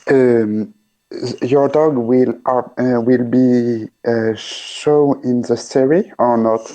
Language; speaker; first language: English; non-native, learner; French